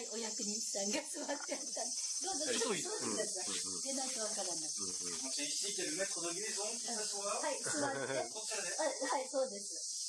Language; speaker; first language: Japanese; native; Japanese